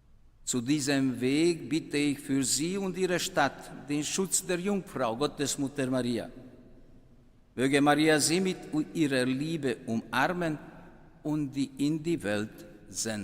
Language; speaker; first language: German; non-native, fluent; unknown